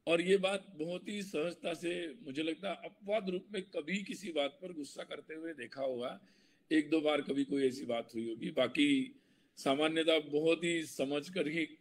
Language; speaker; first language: Hindi; non-native, local second language; Marathi